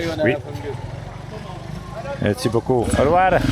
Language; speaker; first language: French; non-native, learner; Italian